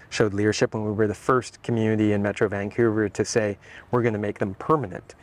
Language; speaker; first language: English; native; English